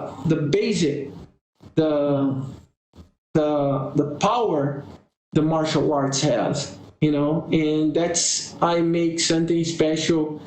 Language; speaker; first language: English; non-native, learner; Portuguese